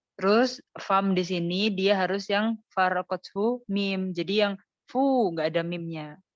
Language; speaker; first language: Indonesian; native; Indonesian